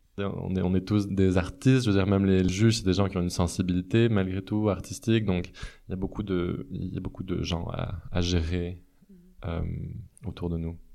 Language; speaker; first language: French; native; French